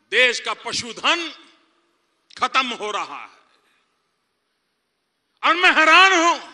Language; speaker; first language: Hindi; non-native, local second language; Gujarati